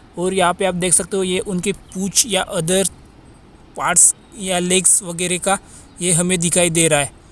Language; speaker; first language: Hindi; non-native, local second language; Marathi